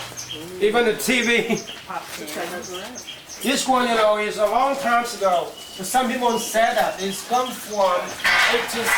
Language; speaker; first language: English; non-native, fluent; Vietnamese